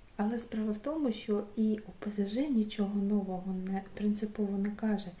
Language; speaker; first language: Ukrainian; non-native, local second language; Russian